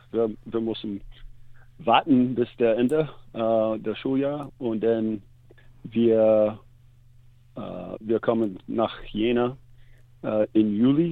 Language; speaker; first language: German; non-native, learner; English